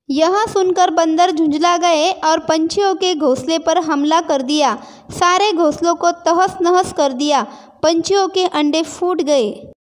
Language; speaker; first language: Hindi; non-native, local second language; Marathi